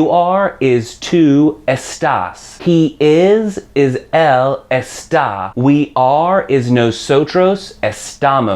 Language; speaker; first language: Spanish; non-native, fluent; English